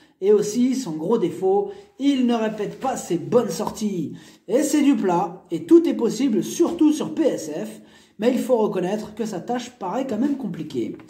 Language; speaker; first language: French; native; French